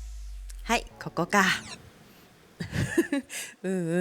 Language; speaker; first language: Japanese; native; Japanese